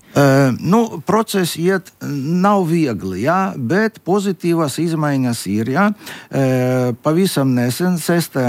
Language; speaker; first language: Latvian; non-native, local second language; Russian